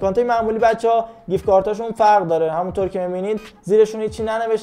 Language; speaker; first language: Persian; native; Persian